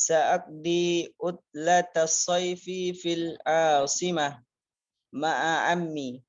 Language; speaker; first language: Arabic; non-native, learner; Indonesian